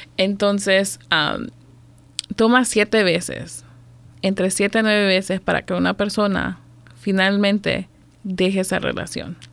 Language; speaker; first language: Spanish; native; Spanish